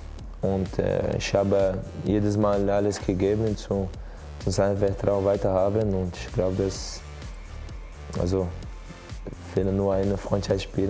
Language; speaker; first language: German; non-native, learner; Portuguese